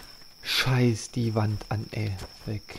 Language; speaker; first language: German; native; German